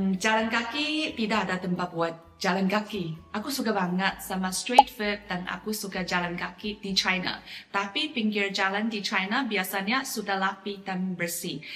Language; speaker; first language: Indonesian; non-native, fluent; Chinese